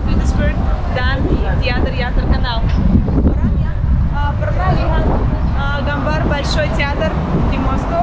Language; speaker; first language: Indonesian; non-native, fluent; Russian